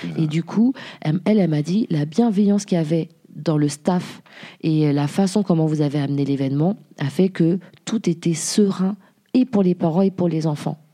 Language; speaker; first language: French; early bilingual, other home language; Haitian Creole